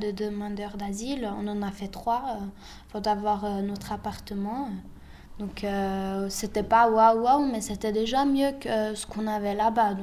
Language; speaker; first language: French; early bilingual, other home language; Bosnian